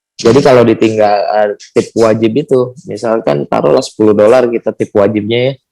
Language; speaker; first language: Indonesian; native; Indonesian